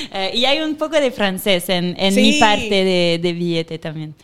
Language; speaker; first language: Spanish; non-native, fluent; French